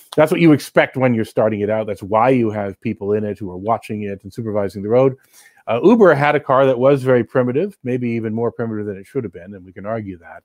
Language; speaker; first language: English; native; English